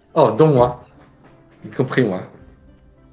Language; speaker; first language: French; non-native, fluent; English